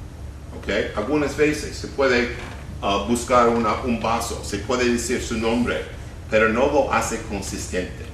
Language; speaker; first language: Spanish; non-native, fluent; English